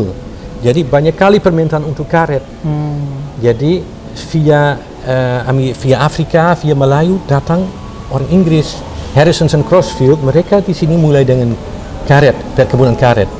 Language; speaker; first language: Indonesian; non-native, fluent; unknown